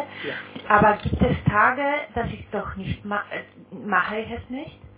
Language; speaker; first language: German; non-native, fluent; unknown